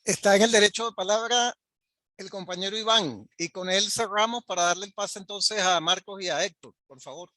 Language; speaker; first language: Spanish; native; Spanish